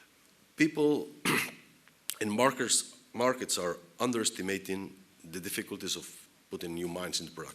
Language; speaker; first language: English; non-native, fluent; Spanish